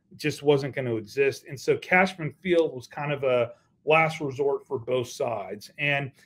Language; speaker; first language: English; native; English